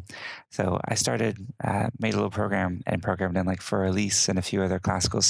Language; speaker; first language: English; native; English